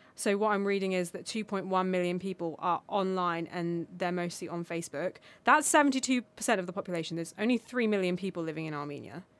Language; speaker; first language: English; non-native, local second language; Armenian